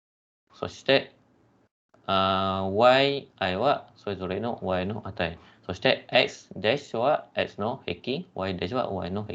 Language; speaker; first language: Japanese; non-native, fluent; Malay